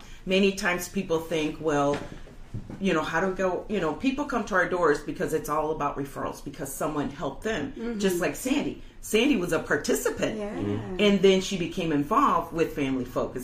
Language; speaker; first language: English; early bilingual, other home language; Spanish